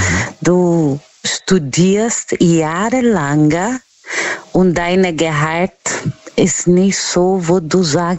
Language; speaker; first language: German; non-native, learner; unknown